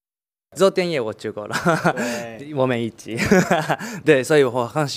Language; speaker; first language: Chinese; non-native, learner; Thai